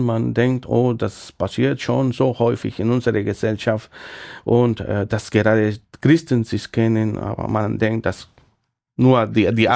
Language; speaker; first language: German; non-native, fluent; Spanish